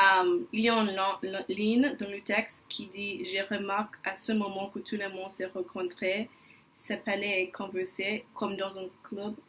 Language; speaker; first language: French; non-native, learner; English